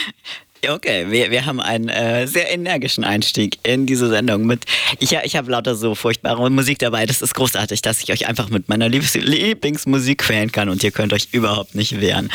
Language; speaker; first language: German; native; German